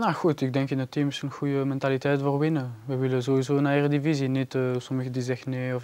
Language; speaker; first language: Dutch; non-native, learner; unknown